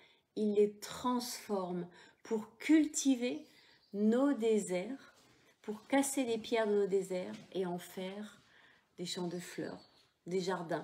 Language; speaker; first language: French; native; French